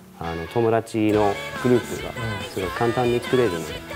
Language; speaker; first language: Japanese; non-native, fluent; English